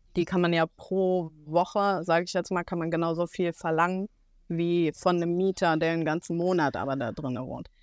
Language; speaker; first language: German; native; German